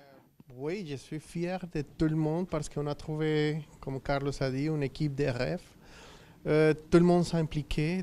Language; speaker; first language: French; non-native, fluent; Spanish